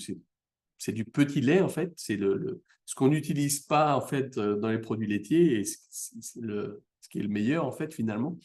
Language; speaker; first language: French; native; French